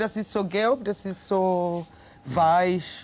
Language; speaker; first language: German; non-native, learner; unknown